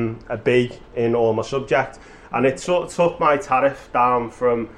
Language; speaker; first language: English; native; English